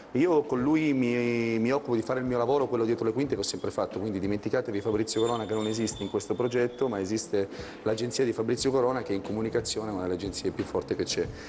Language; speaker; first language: Italian; native; Italian